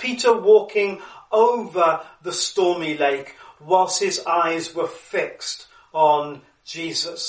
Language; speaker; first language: English; native; English